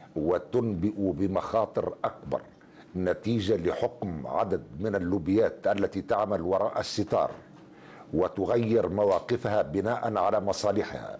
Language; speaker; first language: Arabic; native; Arabic